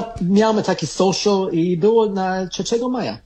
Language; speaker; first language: Polish; early bilingual, heritage; Polish